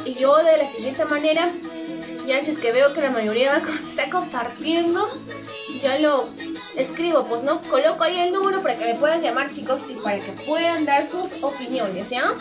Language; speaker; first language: Spanish; native; Spanish